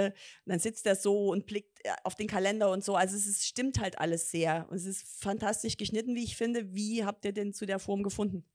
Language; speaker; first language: German; native; German